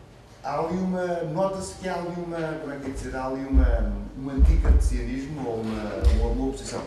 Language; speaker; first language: Portuguese; native; Portuguese